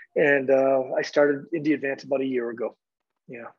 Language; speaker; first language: English; native; English